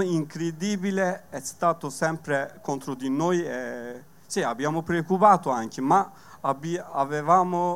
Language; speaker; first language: Italian; non-native, learner; Kurdish